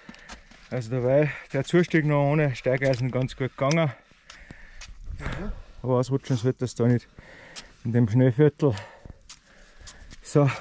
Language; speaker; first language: German; native; German